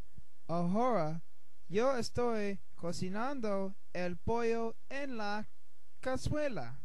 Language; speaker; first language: Spanish; non-native, learner; English